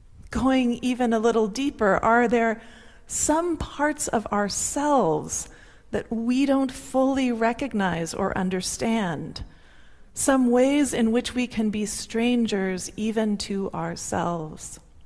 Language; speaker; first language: English; native; English